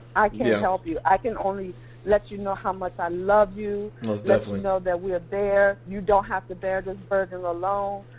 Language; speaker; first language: English; native; English